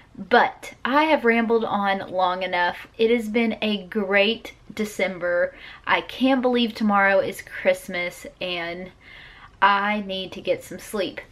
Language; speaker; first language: English; native; English